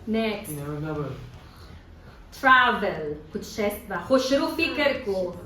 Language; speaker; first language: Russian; non-native, learner; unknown